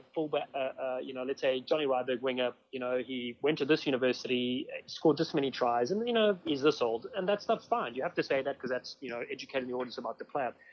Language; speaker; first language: English; native; English